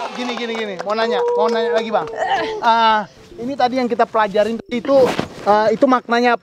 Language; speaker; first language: Indonesian; native; Indonesian